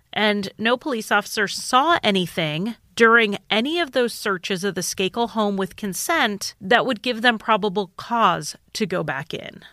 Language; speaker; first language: English; native; English